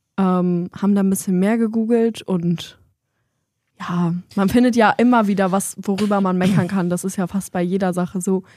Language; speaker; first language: German; early bilingual, other home language; Polish